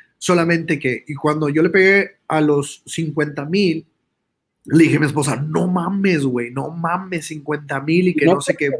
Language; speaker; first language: Spanish; early bilingual, heritage; Spanish